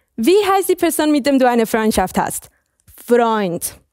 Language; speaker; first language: German; non-native, fluent; Spanish